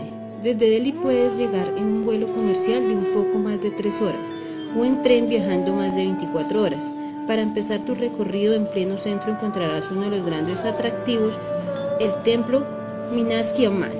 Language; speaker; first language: Spanish; native; Spanish